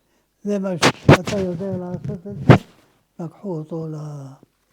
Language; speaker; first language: Hebrew; non-native, fluent; Ladino